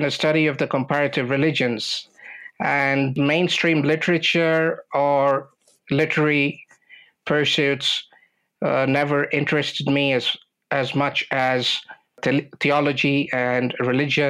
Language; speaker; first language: English; non-native, local second language; Bangla